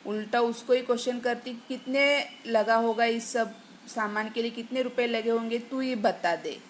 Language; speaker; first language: Hindi; non-native, local second language; Marathi